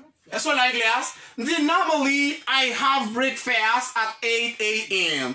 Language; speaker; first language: English; non-native, fluent; Haitian Creole